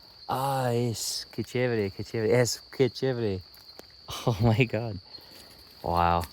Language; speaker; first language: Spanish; non-native, learner; English